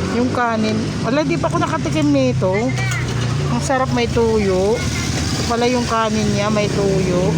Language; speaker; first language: Filipino; non-native, local second language; Waray